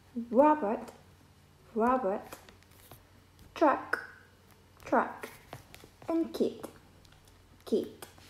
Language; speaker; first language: English; non-native, fluent; Spanish